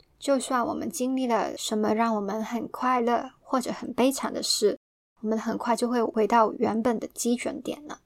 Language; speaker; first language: Chinese; non-native, local second language; Cantonese